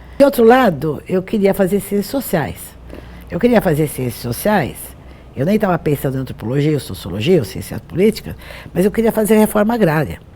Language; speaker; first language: Portuguese; native; Portuguese